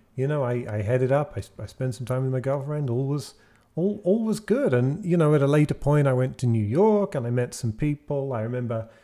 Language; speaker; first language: English; native; English